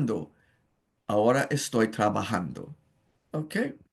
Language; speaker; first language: Spanish; non-native, fluent; English